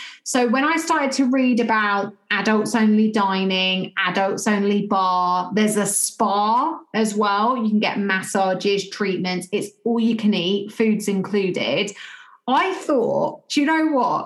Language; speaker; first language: English; native; English